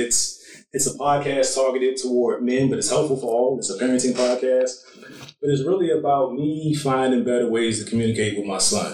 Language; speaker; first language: English; native; English